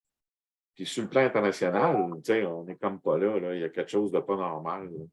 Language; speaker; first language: French; native; French